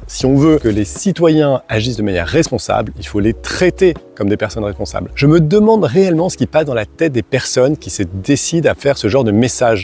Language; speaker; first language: French; native; French